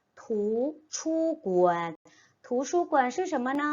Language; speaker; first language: Chinese; non-native, fluent; Thai